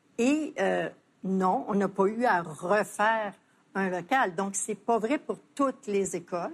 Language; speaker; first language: French; native; French